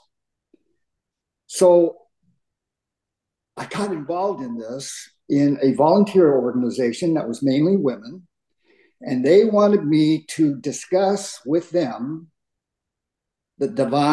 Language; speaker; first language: English; native; English